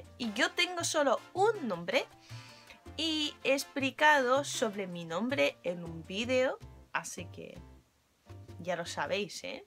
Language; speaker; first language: Spanish; non-native, fluent; Japanese